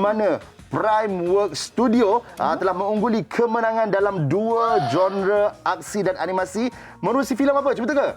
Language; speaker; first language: Malay; native; Malay